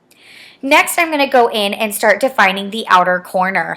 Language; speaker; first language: English; native; English